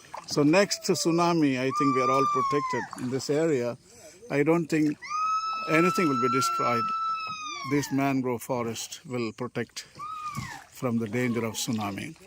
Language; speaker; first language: English; non-native, local second language; Tamil